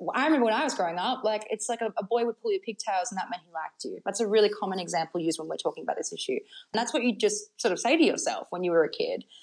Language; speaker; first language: English; native; English